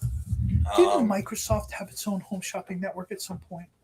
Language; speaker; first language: English; native; English